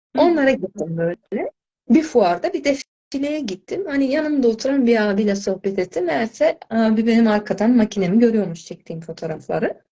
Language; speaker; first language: Turkish; non-native, fluent; Azerbaijani